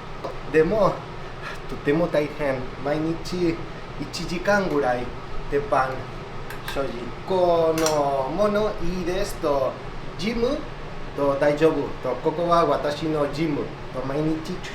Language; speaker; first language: Japanese; non-native, learner; Spanish